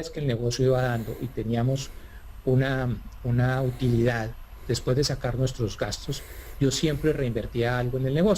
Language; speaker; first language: Spanish; native; Spanish